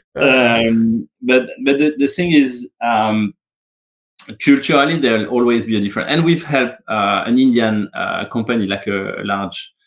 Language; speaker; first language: English; non-native, fluent; French